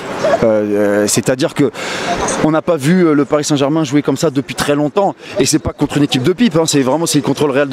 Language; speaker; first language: French; native; French